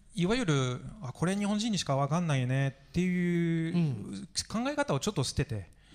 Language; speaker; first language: Japanese; non-native, fluent; French